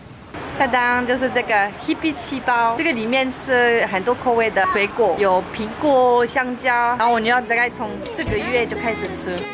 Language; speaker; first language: Chinese; non-native, fluent; French